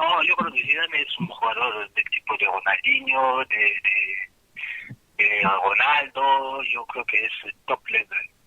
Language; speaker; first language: Spanish; non-native, fluent; French